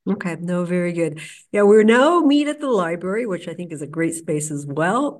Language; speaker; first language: English; native; English